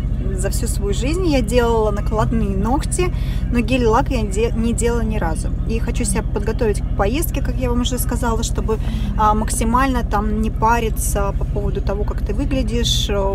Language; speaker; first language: Russian; native; Russian